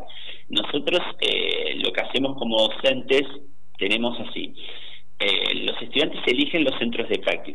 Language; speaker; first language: Spanish; native; Spanish